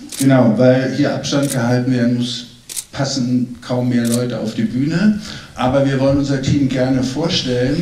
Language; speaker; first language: German; native; German